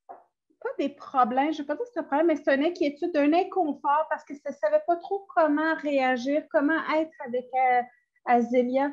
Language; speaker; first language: French; native; French